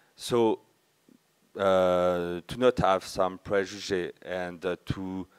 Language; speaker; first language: English; non-native, learner; French